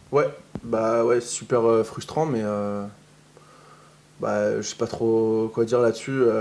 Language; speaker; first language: French; native; French